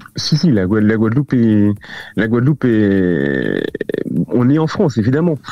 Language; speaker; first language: French; native; French